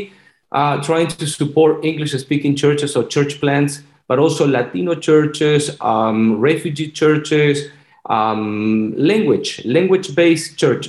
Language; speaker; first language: English; non-native, fluent; Spanish